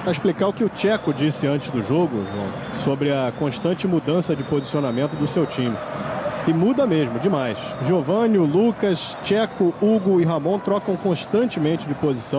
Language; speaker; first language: Portuguese; native; Portuguese